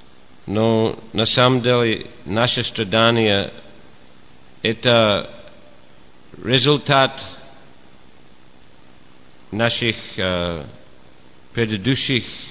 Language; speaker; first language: Russian; non-native, fluent; English